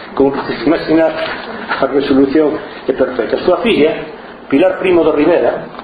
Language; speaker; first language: Spanish; non-native, local second language; Galician